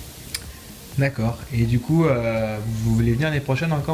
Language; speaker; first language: French; native; French